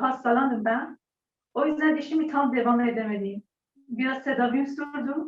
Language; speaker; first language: Turkish; non-native, learner; Persian